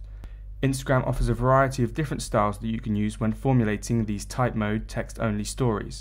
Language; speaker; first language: English; native; English